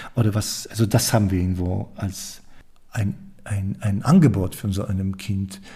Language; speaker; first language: German; non-native, fluent; Polish